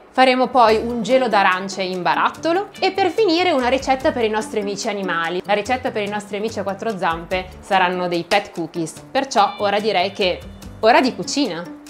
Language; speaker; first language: Italian; native; Italian